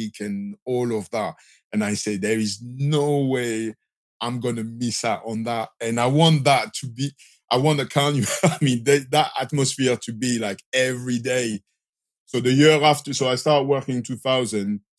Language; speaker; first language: English; non-native, fluent; French